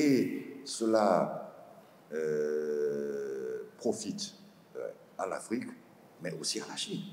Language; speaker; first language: French; non-native, fluent; Chinese